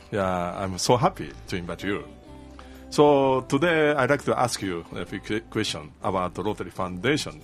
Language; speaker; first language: English; non-native, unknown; Japanese